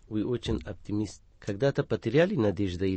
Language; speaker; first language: Russian; non-native, learner; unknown